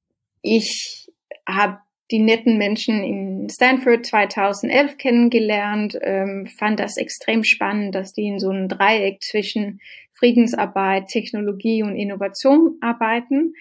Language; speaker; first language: German; non-native, fluent; Danish